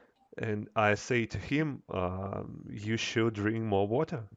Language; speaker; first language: English; non-native, learner; Russian